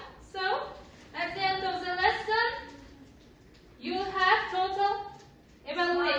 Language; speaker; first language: English; non-native, learner; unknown